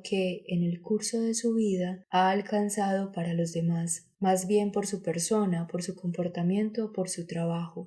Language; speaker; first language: Spanish; native; Spanish